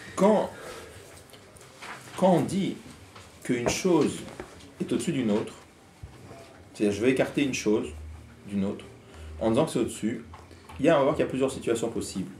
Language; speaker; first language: French; native; French